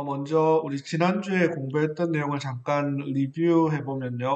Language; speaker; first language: Korean; native; Korean